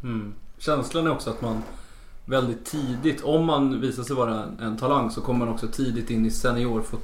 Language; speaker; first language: Swedish; native; Swedish